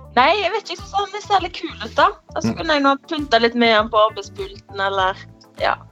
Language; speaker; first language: Norwegian; native; Norwegian